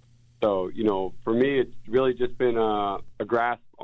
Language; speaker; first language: English; native; English